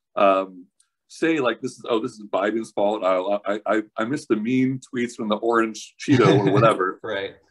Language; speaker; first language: English; native; English